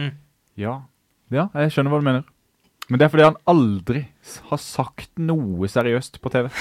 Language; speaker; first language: Norwegian; native; Norwegian